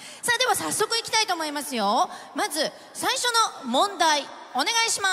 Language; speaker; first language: Japanese; native; Japanese